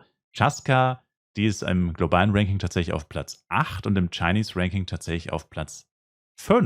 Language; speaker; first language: German; native; German